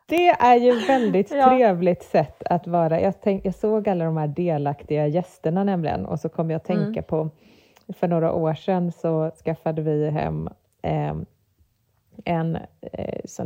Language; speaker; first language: Swedish; native; Swedish